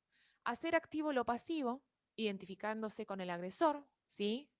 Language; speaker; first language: Spanish; native; Spanish